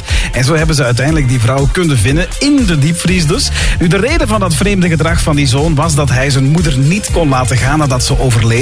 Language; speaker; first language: Dutch; native; Dutch